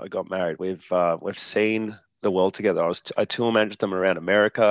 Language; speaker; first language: English; native; English